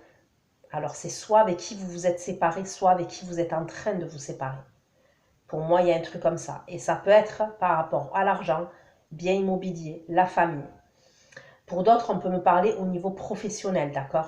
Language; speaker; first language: French; native; French